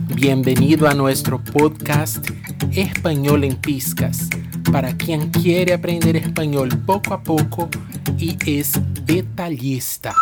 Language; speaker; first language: Spanish; non-native, fluent; Portuguese